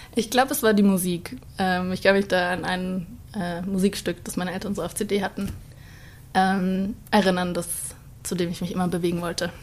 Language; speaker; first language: German; native; German